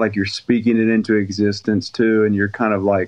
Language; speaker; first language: English; native; English